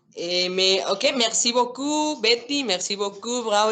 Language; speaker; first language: French; non-native, fluent; Spanish